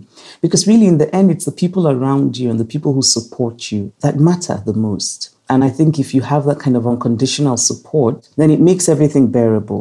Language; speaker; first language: English; non-native, local second language; Igbo